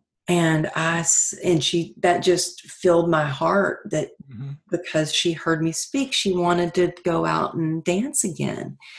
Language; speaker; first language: English; native; English